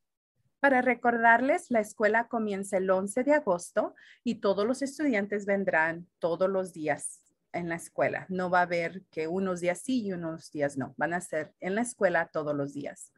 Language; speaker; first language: Spanish; early bilingual, heritage; Spanish